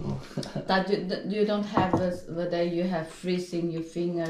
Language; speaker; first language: English; non-native, learner; Swedish